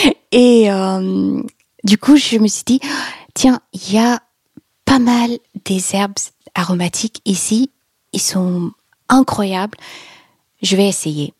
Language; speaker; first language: French; non-native, fluent; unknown